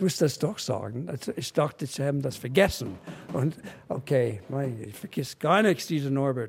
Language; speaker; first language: German; non-native, fluent; English